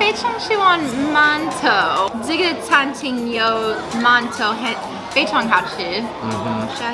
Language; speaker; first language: Chinese; non-native, learner; English